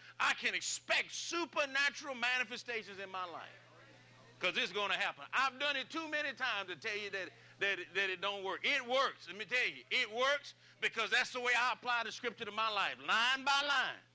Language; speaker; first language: English; native; English